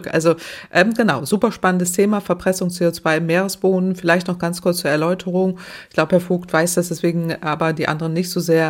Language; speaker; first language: German; native; German